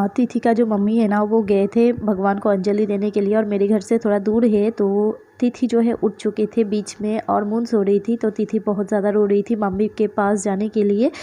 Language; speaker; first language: Hindi; non-native, local second language; Bangla